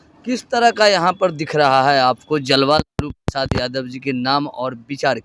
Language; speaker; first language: Hindi; native; Hindi